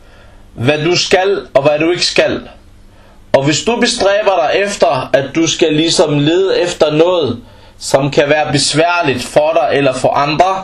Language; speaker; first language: Danish; non-native, fluent; Arabic